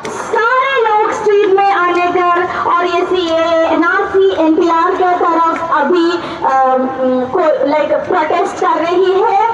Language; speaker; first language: Hindi; non-native, local second language; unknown